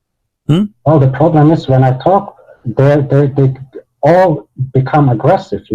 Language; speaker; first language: English; non-native, learner; Bosnian